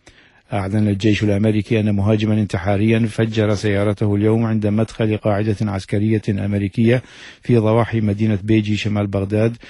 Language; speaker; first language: Arabic; native; Arabic